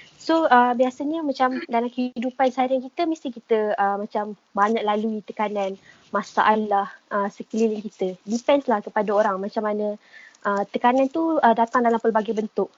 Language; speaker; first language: Malay; native; Malay